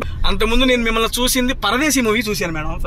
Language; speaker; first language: Telugu; native; Telugu